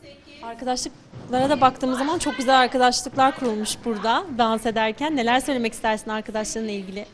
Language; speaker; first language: Turkish; native; Turkish